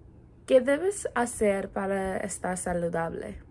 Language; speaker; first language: Spanish; non-native, learner; English